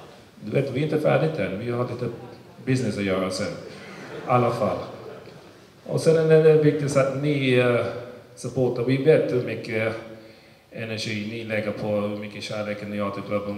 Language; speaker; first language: Swedish; early bilingual, other home language; English